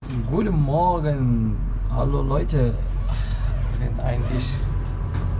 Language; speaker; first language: German; non-native, fluent; Arabic